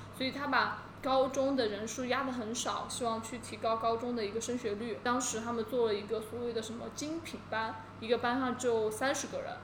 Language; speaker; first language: Chinese; native; Chinese